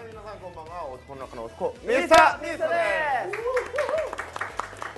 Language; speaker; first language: Japanese; non-native, learner; Korean